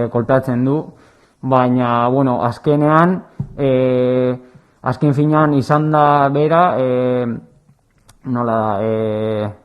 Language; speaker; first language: Basque; non-native, local second language; Spanish